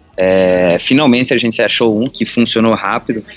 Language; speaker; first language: Portuguese; native; Portuguese